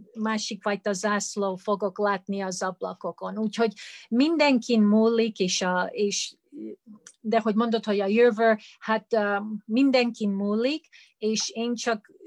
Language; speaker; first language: Hungarian; early bilingual, heritage; Hungarian